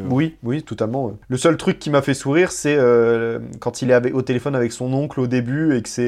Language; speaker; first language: French; native; French